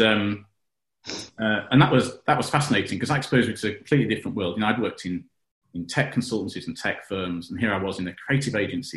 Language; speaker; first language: English; native; English